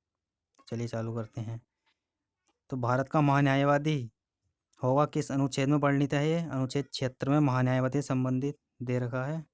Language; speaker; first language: Hindi; native; Hindi